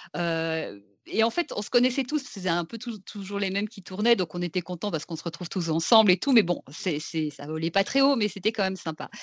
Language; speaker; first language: French; native; French